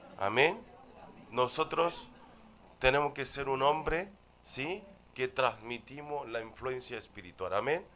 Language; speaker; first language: Spanish; non-native, fluent; Korean